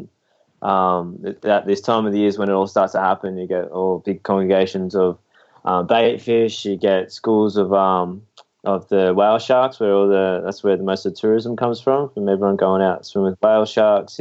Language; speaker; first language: English; native; English